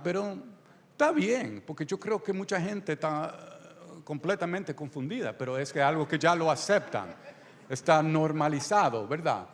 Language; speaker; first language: Spanish; early bilingual, heritage; Spanish